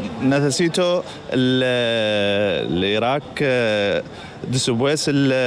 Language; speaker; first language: Spanish; non-native, learner; Arabic